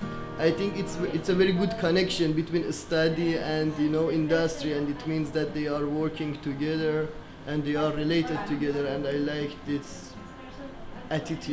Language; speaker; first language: English; non-native, fluent; Persian